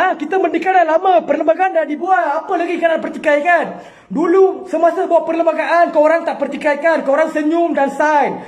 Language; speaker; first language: Malay; non-native, local second language; Tamil